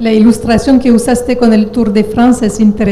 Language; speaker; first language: Spanish; non-native, fluent; French